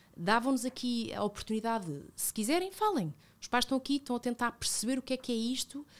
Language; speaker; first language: Portuguese; early bilingual, other home language; Spanish